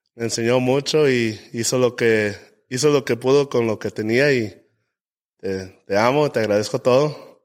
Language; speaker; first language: Spanish; early bilingual, heritage; Spanish